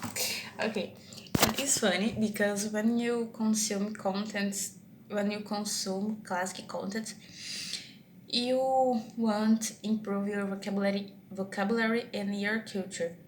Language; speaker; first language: English; non-native, learner; Portuguese